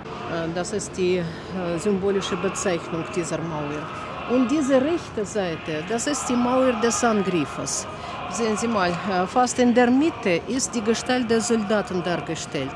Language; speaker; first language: German; non-native, fluent; Russian